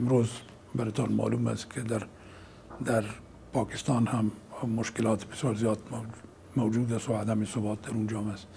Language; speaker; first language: Persian; native; Persian